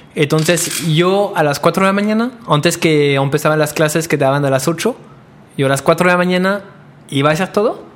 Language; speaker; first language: Spanish; non-native, fluent; French